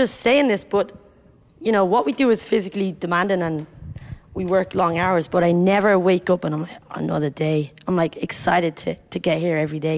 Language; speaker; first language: English; native; English